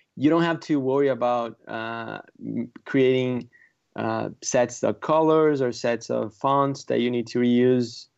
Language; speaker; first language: English; non-native, fluent; Portuguese